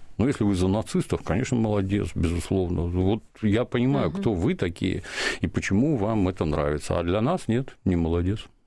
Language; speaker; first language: Russian; native; Russian